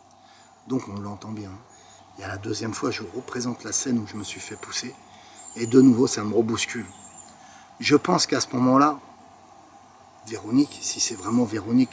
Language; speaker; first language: French; native; French